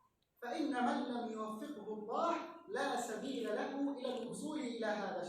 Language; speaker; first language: Arabic; native; Arabic